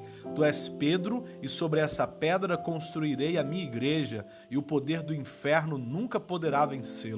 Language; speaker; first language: Portuguese; native; Portuguese